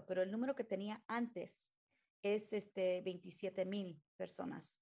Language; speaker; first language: Spanish; early bilingual, heritage; Spanish